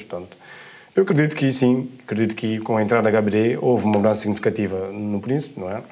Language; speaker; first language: Portuguese; native; Portuguese